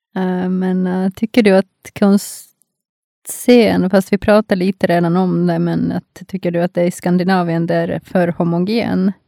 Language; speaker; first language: Swedish; non-native, local second language; Finnish